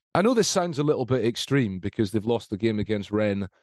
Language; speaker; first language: English; native; English